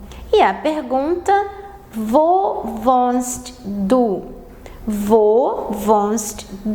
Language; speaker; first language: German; non-native, fluent; Portuguese